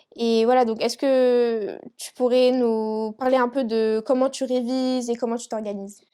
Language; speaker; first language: French; native; French